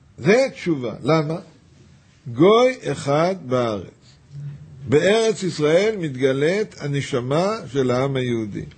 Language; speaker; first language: Hebrew; native; Hebrew